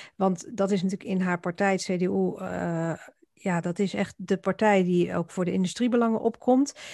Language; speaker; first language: Dutch; native; Dutch